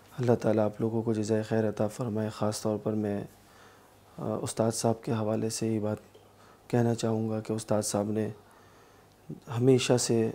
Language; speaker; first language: Urdu; native; Urdu